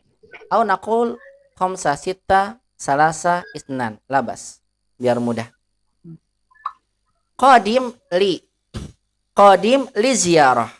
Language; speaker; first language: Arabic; non-native, fluent; Indonesian